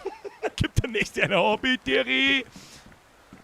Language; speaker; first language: German; native; German